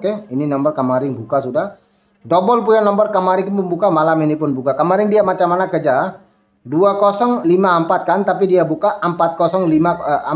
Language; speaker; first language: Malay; non-native, learner; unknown